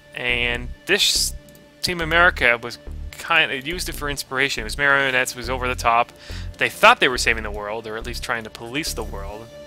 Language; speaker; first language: English; native; English